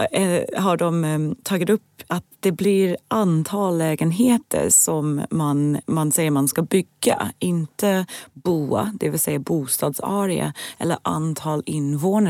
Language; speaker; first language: Swedish; non-native, fluent; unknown